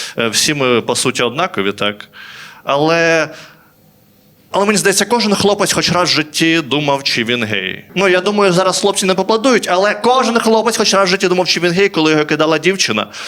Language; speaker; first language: Ukrainian; native; Ukrainian